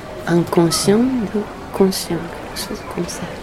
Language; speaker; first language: French; non-native, learner; Japanese